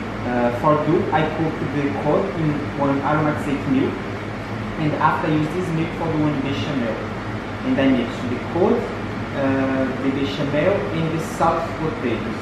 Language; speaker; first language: English; non-native, learner; Portuguese